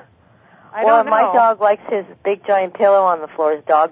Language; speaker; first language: English; native; English